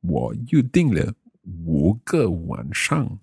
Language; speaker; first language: Chinese; non-native, learner; English